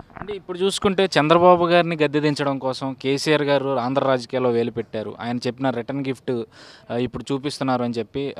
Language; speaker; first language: Telugu; native; Telugu